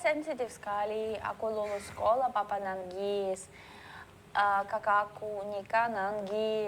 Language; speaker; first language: Indonesian; non-native, learner; Russian